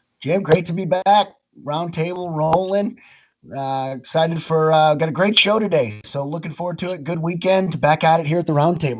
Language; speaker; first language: English; native; English